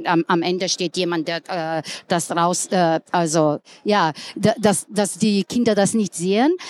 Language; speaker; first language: German; non-native, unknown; Slovenian